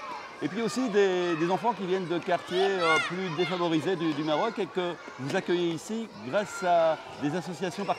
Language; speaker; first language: French; native; French